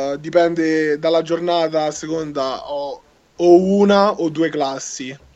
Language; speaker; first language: Italian; native; Italian